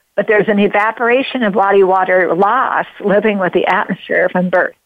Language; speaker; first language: English; native; English